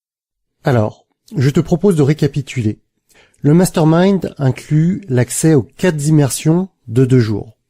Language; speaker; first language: French; native; French